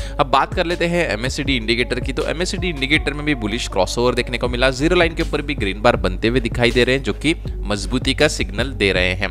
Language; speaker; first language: Hindi; native; Hindi